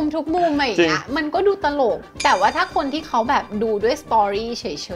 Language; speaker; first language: Thai; native; Thai